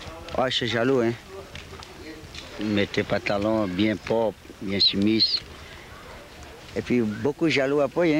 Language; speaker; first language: French; non-native, local second language; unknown